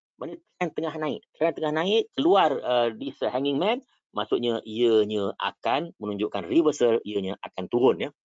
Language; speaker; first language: Malay; native; Malay